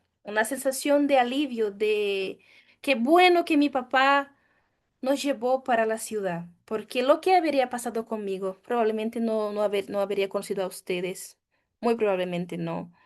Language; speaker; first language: Spanish; non-native, fluent; Portuguese